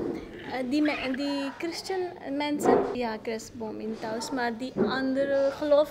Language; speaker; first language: Dutch; non-native, learner; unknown